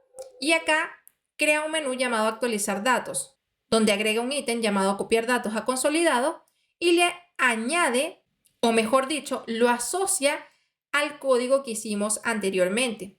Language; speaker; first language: Spanish; native; Spanish